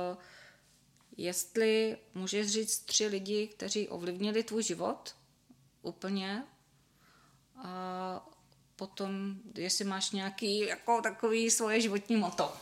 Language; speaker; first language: Czech; native; Czech